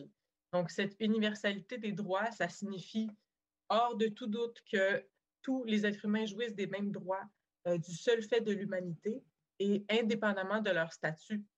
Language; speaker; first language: French; native; French